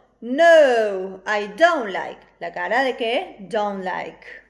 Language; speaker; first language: English; non-native, fluent; Spanish